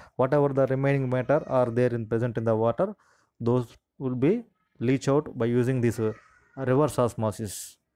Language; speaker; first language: English; non-native, local second language; Telugu